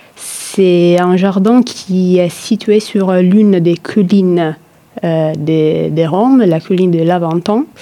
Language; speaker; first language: French; non-native, fluent; Italian